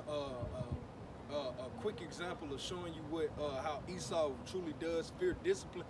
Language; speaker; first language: English; native; English